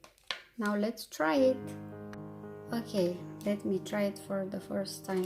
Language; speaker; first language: English; non-native, fluent; Romanian